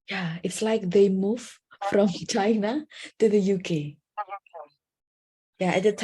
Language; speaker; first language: English; non-native, fluent; Indonesian